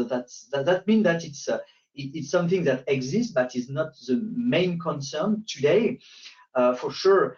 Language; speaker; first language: English; non-native, fluent; French